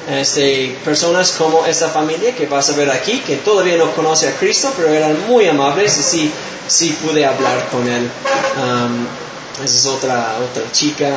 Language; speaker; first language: Spanish; non-native, fluent; English